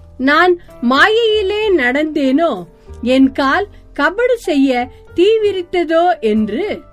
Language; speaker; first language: Tamil; native; Tamil